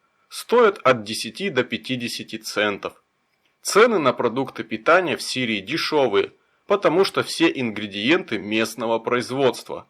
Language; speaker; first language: Russian; native; Russian